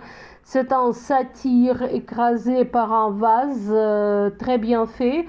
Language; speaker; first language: French; non-native, fluent; Russian